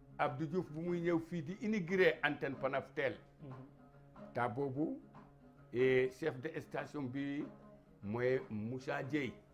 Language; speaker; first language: Wolof; non-native, local second language; Bambara